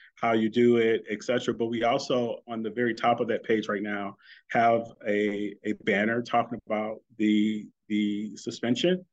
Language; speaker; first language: English; native; English